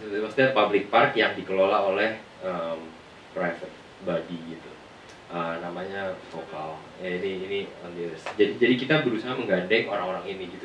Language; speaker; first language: Indonesian; native; Indonesian